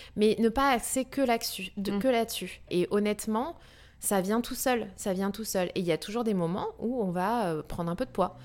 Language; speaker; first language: French; native; French